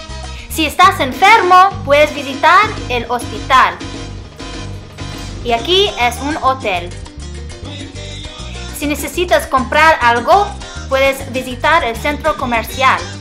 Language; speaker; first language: Spanish; non-native, learner; English